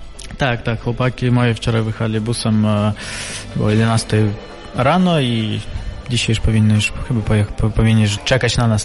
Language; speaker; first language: Polish; non-native, fluent; Russian